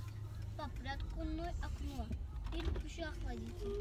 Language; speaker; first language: Russian; early bilingual, heritage; Russian